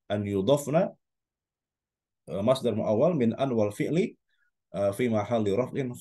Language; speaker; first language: Arabic; non-native, fluent; Indonesian